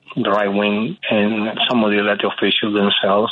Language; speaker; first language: English; early bilingual, other home language; Spanish